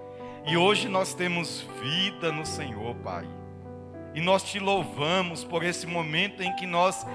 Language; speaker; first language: Portuguese; native; Portuguese